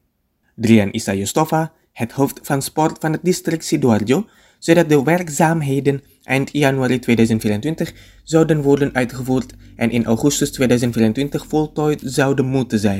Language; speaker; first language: Dutch; non-native, fluent; Indonesian